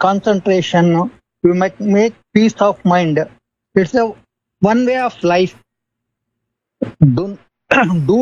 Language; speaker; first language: English; non-native, local second language; Kannada